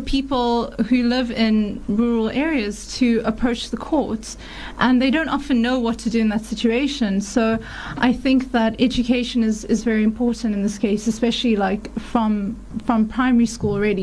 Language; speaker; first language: English; native; English